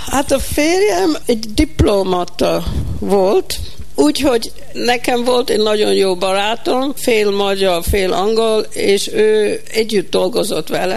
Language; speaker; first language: Hungarian; early bilingual, heritage; Hungarian